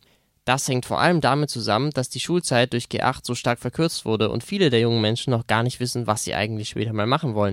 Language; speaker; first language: German; native; German